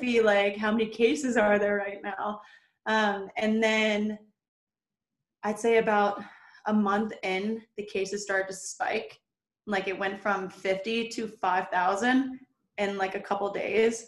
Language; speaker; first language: English; native; English